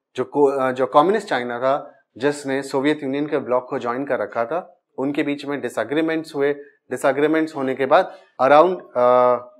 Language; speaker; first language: Hindi; native; Hindi